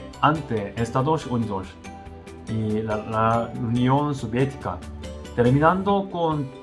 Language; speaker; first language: Spanish; non-native, learner; Korean